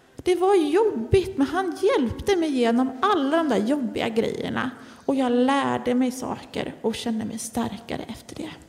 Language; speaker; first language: Swedish; native; Swedish